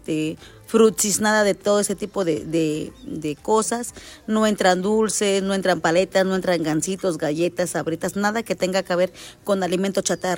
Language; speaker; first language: Spanish; native; Spanish